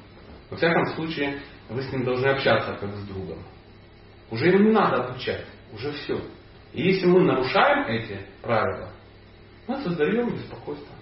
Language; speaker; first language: Russian; native; Russian